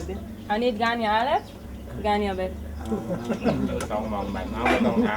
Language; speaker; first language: Hebrew; native; Hebrew